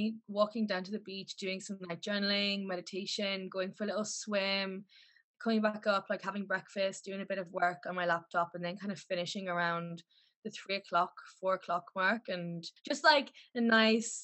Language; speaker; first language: English; native; English